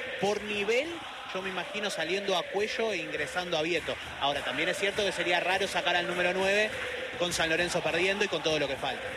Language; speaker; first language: Spanish; native; Spanish